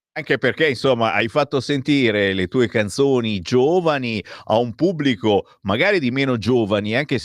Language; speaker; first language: Italian; native; Italian